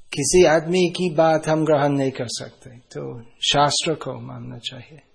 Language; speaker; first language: Hindi; non-native, fluent; English